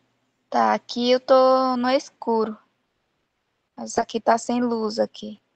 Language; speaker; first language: Portuguese; non-native, local second language; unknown